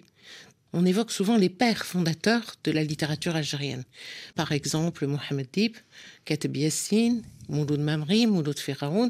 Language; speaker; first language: French; non-native, local second language; Arabic